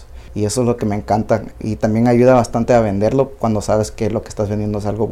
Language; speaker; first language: Spanish; early bilingual, heritage; Spanish